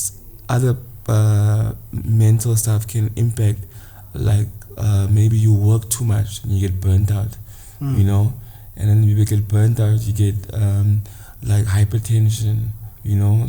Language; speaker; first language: English; non-native, local second language; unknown